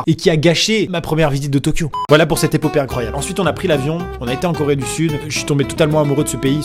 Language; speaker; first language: French; native; French